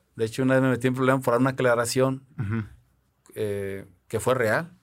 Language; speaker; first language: Spanish; native; Spanish